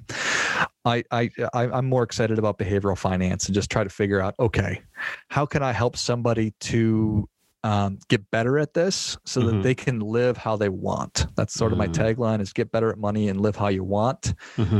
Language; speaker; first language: English; native; English